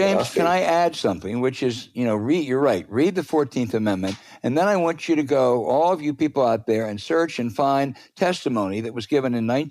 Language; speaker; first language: English; native; English